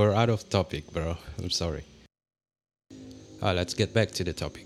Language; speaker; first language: English; non-native, fluent; Indonesian